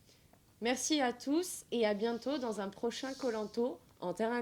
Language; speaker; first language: French; native; French